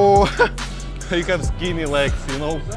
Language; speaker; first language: English; non-native, learner; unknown